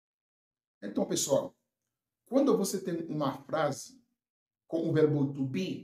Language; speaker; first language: Portuguese; non-native, fluent; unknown